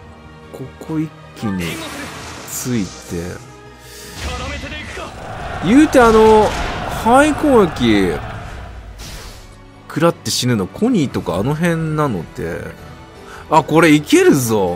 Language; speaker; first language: Japanese; native; Japanese